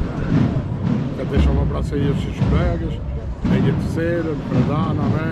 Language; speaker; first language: Portuguese; native; Portuguese